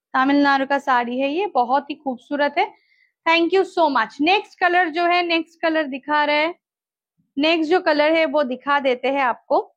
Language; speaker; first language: Hindi; non-native, local second language; Bangla